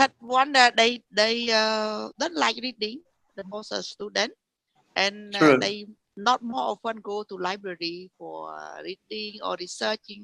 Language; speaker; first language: English; non-native, learner; Vietnamese